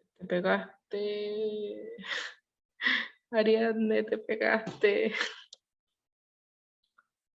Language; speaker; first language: Spanish; non-native, learner; Korean